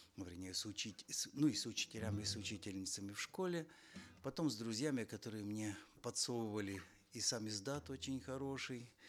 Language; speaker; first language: Russian; non-native, local second language; Ukrainian